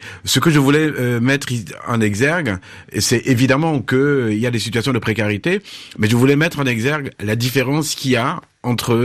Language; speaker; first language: French; native; French